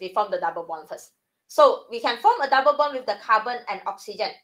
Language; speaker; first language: English; non-native, local second language; Malay